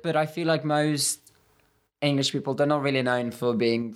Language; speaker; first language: English; non-native, fluent; Norwegian